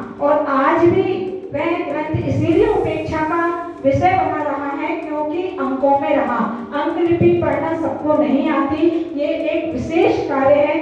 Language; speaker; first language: Hindi; native; Hindi